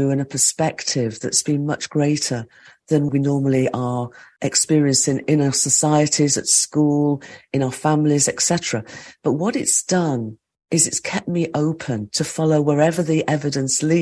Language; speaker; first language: English; native; English